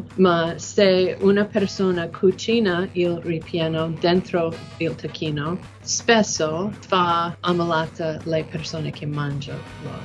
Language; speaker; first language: Italian; non-native, learner; English